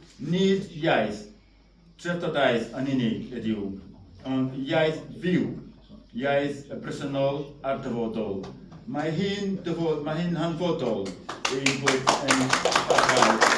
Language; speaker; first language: Welsh; non-native, fluent; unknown